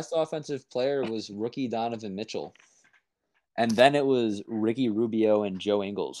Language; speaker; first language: English; native; English